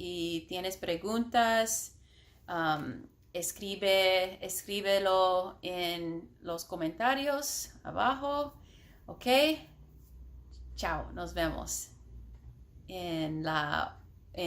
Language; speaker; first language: Spanish; non-native, learner; English